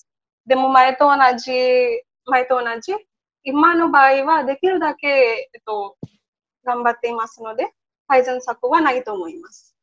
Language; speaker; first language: Japanese; non-native, learner; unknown